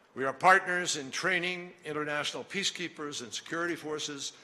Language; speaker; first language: English; native; English